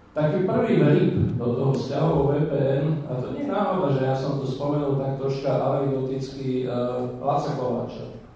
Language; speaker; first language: Slovak; non-native, local second language; Hungarian